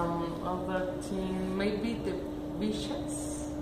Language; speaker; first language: English; non-native, learner; Spanish